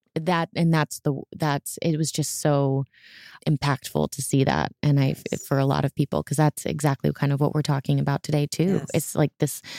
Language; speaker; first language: English; native; English